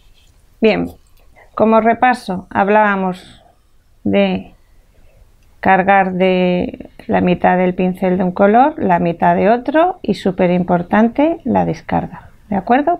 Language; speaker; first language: Spanish; native; Spanish